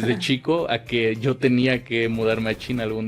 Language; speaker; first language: Spanish; native; Spanish